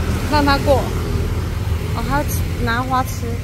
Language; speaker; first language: Chinese; non-native, learner; Japanese